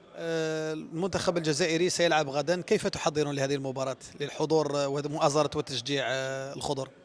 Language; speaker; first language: Arabic; native; Arabic